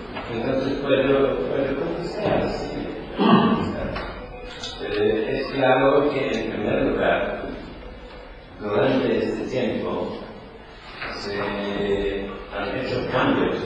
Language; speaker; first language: Spanish; non-native, fluent; Polish